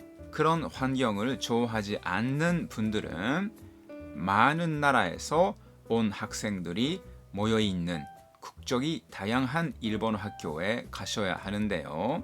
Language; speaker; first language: Korean; non-native, fluent; Japanese